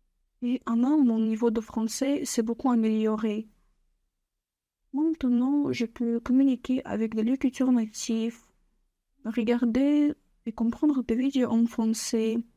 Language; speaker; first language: French; non-native, learner; Russian